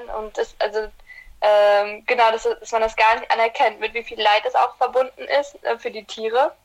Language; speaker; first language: German; early bilingual, other home language; Turkish